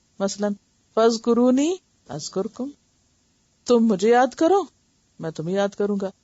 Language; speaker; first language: Urdu; native; Urdu